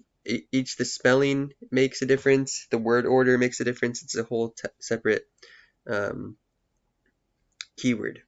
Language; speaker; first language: English; native; English